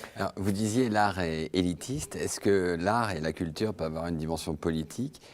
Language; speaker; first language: French; native; French